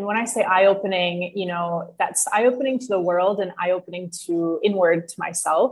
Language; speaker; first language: English; native; English